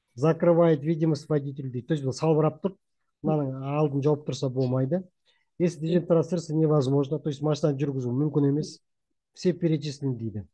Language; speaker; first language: Russian; non-native, local second language; Kazakh